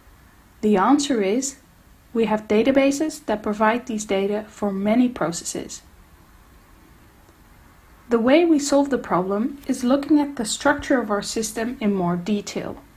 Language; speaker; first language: English; non-native, fluent; Dutch